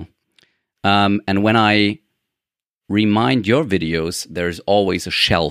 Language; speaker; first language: English; non-native, fluent; German